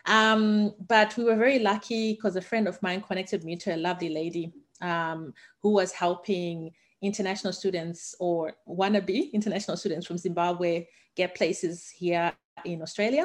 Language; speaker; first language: English; non-native, local second language; Shona